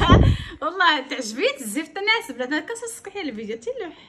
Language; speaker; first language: Arabic; native; Arabic